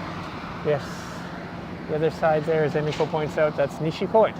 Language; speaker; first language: English; non-native, fluent; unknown